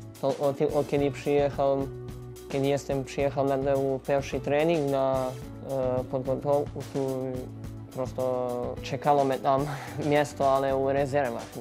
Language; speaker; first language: Polish; non-native, learner; Serbian